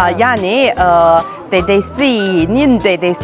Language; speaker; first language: Turkish; non-native, learner; Chinese